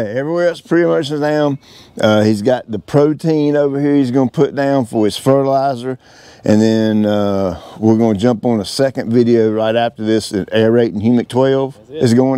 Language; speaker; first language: English; native; English